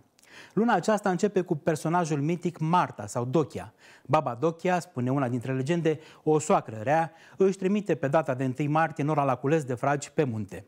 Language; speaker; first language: Romanian; native; Romanian